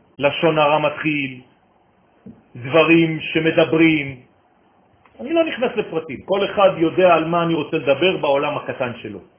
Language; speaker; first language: Hebrew; non-native, fluent; French